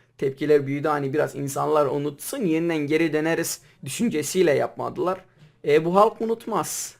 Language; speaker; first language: Turkish; non-native, local second language; Kurdish